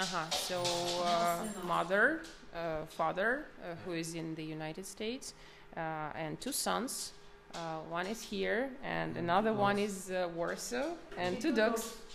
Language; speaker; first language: English; non-native, fluent; Ukrainian